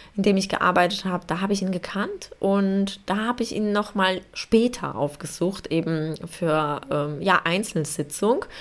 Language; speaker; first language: German; non-native, fluent; Polish